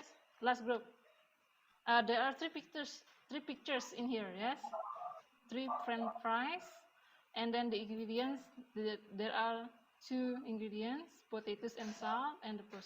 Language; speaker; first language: English; non-native, learner; Indonesian